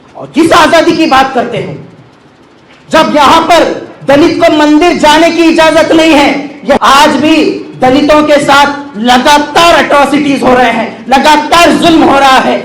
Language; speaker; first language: Hindi; non-native, local second language; Urdu